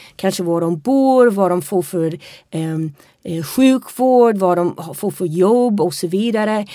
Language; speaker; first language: Swedish; non-native, fluent; English